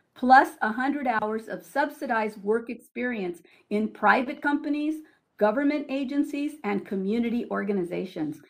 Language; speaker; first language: English; early bilingual, other home language; Spanish